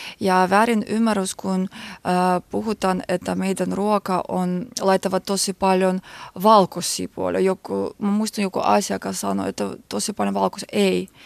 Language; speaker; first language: Finnish; non-native, learner; Georgian